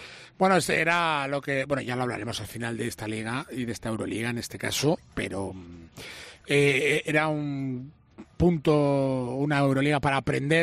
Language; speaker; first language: Spanish; native; Spanish